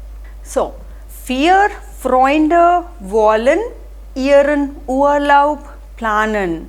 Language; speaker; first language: German; non-native, fluent; Hindi